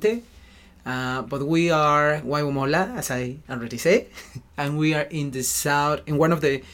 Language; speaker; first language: English; non-native, fluent; Spanish